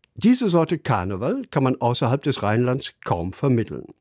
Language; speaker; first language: German; native; German